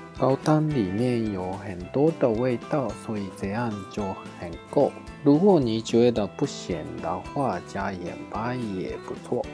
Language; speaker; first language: Chinese; non-native, fluent; Japanese